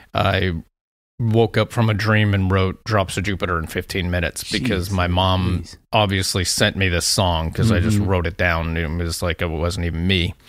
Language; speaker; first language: English; native; English